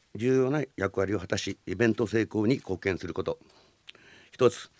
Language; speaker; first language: Japanese; native; Japanese